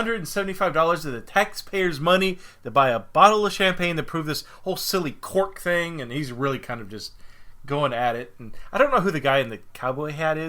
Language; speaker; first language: English; native; English